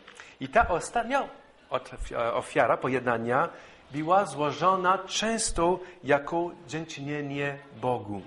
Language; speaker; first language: Polish; non-native, fluent; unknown